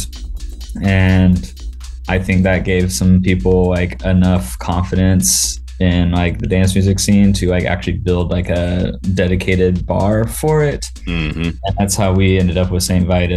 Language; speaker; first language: English; native; English